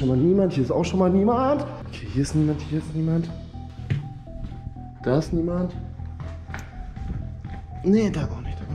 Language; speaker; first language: German; native; German